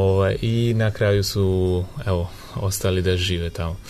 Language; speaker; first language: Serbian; non-native, fluent; Italian